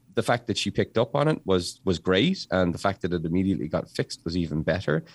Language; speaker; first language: English; native; English